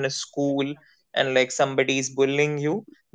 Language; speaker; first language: English; non-native, local second language; Hindi